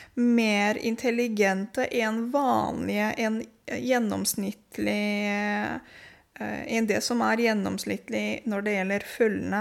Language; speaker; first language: Norwegian; non-native, fluent; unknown